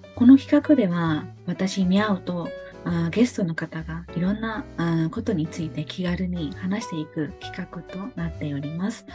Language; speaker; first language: Japanese; non-native, fluent; Burmese